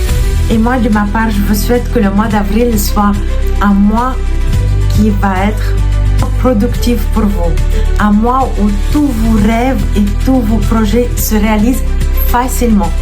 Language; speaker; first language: French; non-native, fluent; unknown